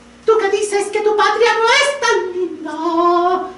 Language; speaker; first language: Spanish; native; Spanish